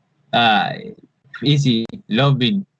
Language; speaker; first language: English; non-native, learner; Spanish